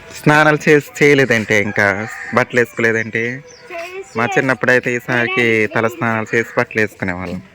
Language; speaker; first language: Telugu; native; Telugu